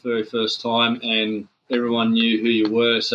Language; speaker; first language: English; native; English